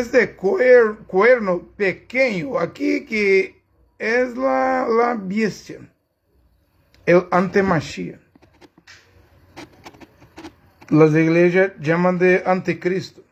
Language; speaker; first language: Spanish; non-native, learner; Portuguese